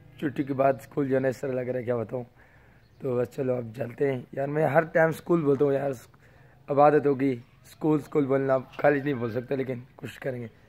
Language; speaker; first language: Urdu; non-native, local second language; Pashto